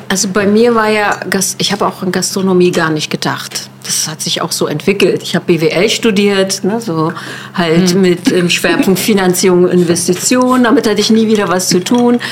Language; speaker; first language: German; early bilingual, other home language; Turkish